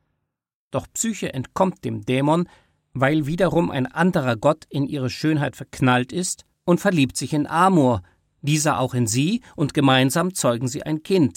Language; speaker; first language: German; native; German